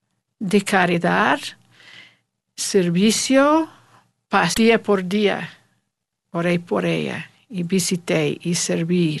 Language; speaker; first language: Spanish; non-native, learner; English